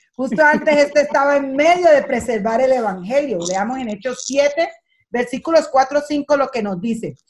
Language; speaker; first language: Spanish; native; Spanish